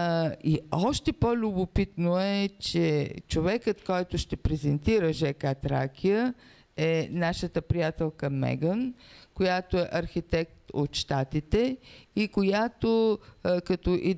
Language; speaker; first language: Bulgarian; native; Bulgarian